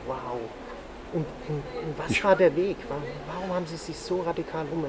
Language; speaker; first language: German; native; German